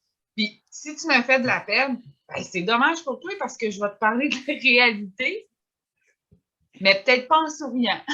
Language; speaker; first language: French; native; French